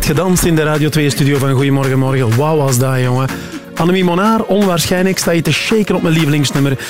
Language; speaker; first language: Dutch; native; Dutch